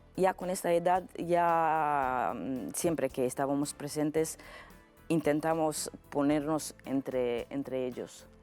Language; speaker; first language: Spanish; non-native, fluent; Romanian